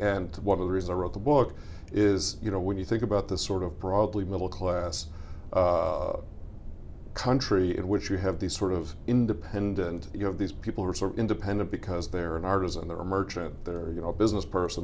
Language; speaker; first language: English; native; English